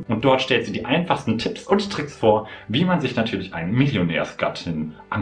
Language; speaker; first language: German; native; German